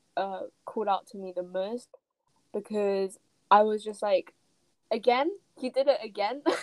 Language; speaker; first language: English; native; English